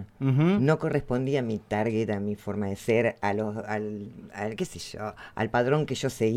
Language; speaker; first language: Spanish; native; Spanish